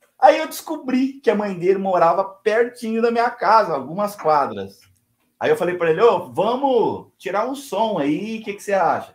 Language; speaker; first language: Portuguese; native; Portuguese